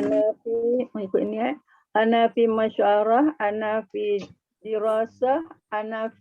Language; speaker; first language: Arabic; non-native, learner; Malay